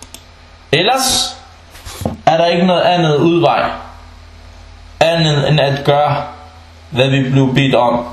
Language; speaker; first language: Danish; non-native, fluent; Arabic